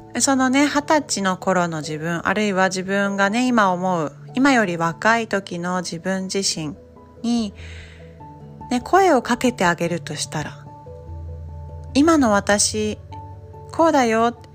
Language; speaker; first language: Japanese; native; Japanese